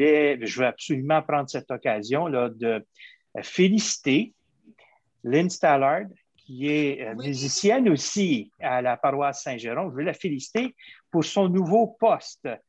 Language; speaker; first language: French; native; French